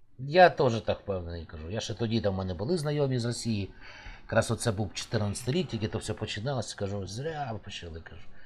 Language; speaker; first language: Ukrainian; native; Ukrainian